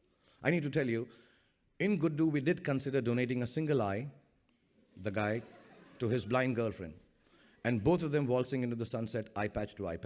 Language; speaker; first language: English; non-native, local second language; Hindi